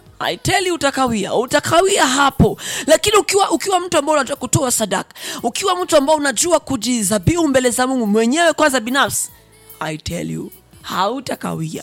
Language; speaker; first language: Swahili; non-native, local second language; Rundi